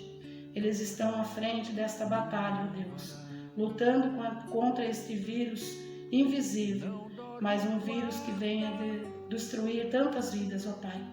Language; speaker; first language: Portuguese; native; Portuguese